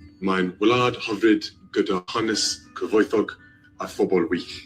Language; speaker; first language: Welsh; non-native, learner; English